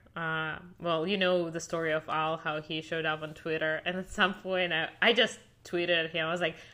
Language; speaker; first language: English; non-native, fluent; Russian